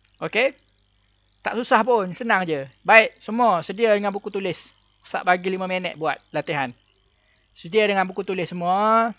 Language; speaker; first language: Malay; native; Malay